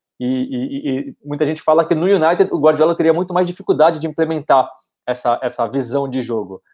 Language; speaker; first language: Portuguese; native; Portuguese